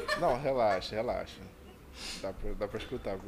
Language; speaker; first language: Portuguese; native; Portuguese